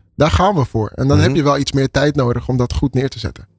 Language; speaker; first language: Dutch; native; Dutch